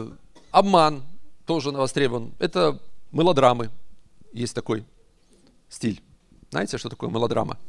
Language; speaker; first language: Russian; native; Russian